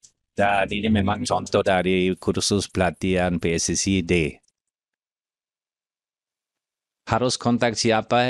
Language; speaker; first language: Indonesian; non-native, fluent; German